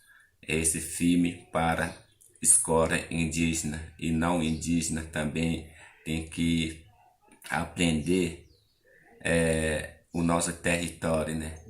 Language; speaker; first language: Portuguese; non-native, local second language; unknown